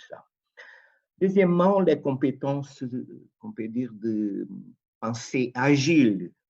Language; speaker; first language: French; non-native, fluent; Portuguese